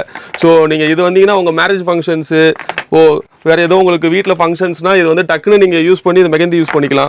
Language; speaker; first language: Tamil; native; Tamil